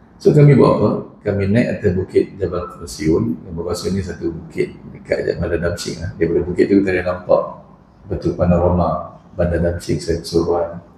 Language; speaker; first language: Malay; native; Malay